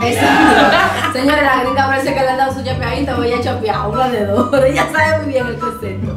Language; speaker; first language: Spanish; native; Spanish